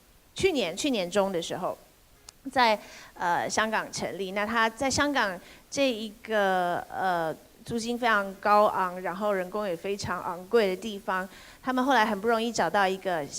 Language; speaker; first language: Chinese; native; Chinese